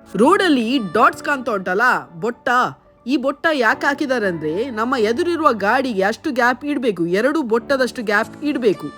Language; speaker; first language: Kannada; non-native, local second language; Tulu